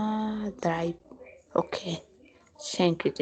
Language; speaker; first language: English; non-native, learner; Spanish